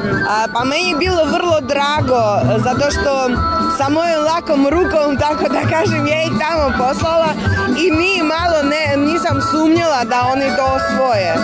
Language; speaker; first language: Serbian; non-native, fluent; Russian